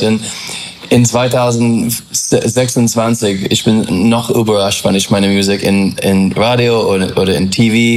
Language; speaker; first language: German; non-native, learner; English